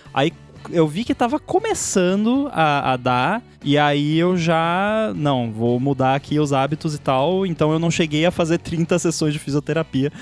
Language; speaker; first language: Portuguese; native; Portuguese